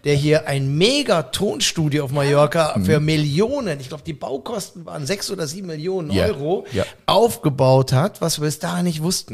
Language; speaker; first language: German; native; German